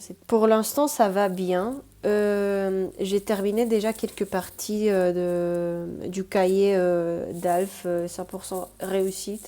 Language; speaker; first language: French; non-native, fluent; Spanish